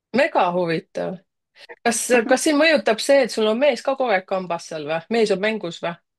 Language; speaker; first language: Estonian; native; Estonian